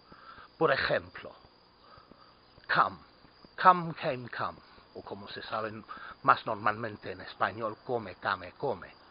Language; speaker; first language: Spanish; non-native, fluent; English